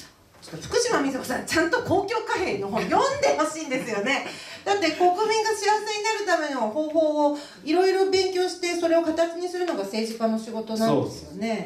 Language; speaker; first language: Japanese; native; Japanese